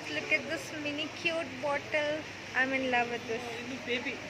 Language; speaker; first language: English; non-native, local second language; Kannada